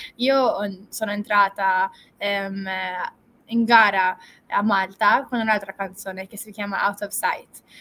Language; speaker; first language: Italian; non-native, fluent; English